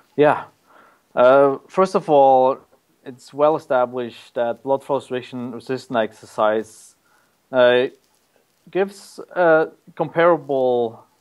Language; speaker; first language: English; non-native, fluent; Norwegian